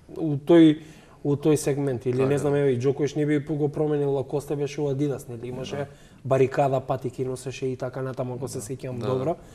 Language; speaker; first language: Macedonian; native; Macedonian